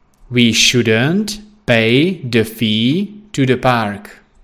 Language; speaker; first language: English; non-native, fluent; Czech